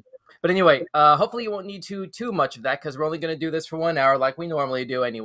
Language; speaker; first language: English; native; English